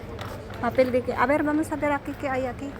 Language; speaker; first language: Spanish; non-native, learner; Filipino